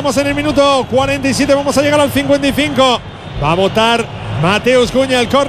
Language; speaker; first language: Spanish; native; Spanish